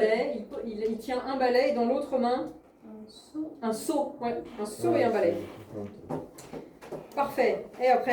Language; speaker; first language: French; native; French